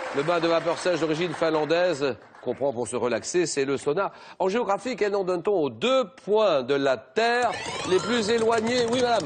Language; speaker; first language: French; native; French